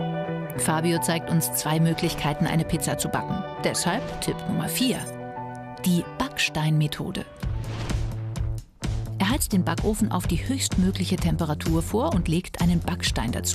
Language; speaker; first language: German; native; German